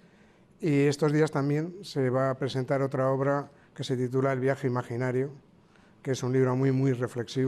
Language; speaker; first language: Spanish; native; Spanish